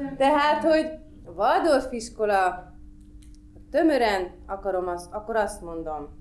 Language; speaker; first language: Hungarian; native; Hungarian